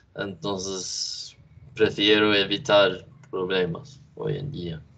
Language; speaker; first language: Spanish; non-native, learner; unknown